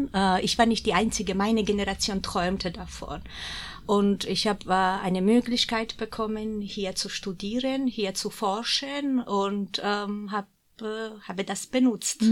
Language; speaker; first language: German; non-native, fluent; Georgian